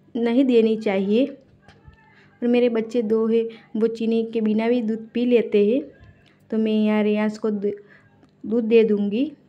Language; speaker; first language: Hindi; non-native, local second language; Gujarati